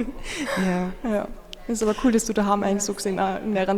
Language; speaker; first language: German; native; German